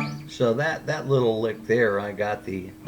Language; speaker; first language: English; native; English